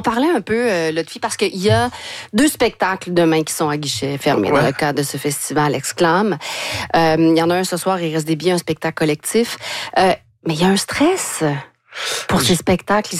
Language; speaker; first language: French; native; French